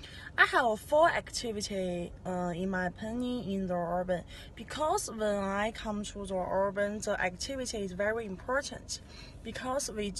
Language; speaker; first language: English; non-native, learner; Chinese